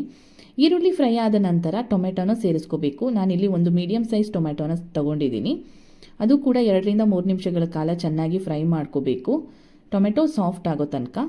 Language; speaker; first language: Kannada; native; Kannada